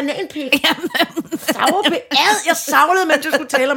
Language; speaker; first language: Danish; native; Danish